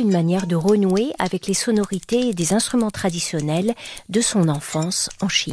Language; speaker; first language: French; native; French